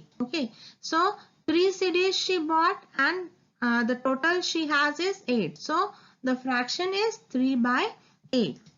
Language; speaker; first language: English; non-native, local second language; Hindi